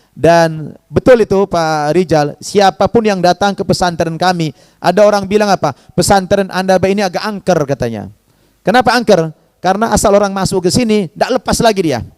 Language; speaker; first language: Indonesian; native; Indonesian